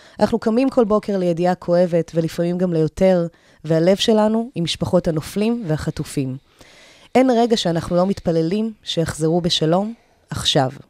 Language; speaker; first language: Hebrew; early bilingual, other home language; Amharic